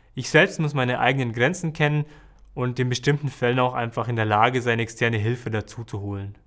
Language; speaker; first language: German; native; German